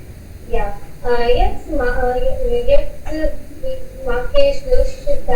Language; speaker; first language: German; non-native, learner; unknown